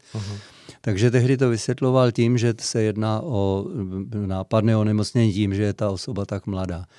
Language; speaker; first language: Czech; native; Czech